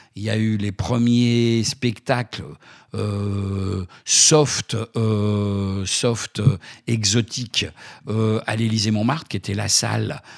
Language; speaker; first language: French; native; French